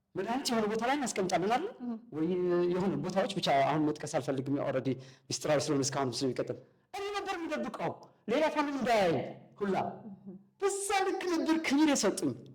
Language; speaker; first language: Amharic; non-native, local second language; Tigrinya